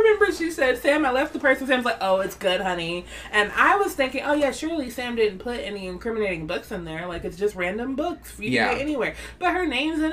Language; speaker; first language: English; native; English